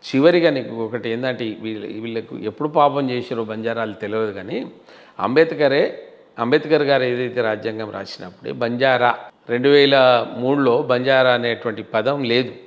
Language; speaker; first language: Telugu; non-native, local second language; Lambadi